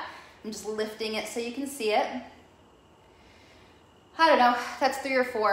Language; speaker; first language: English; native; English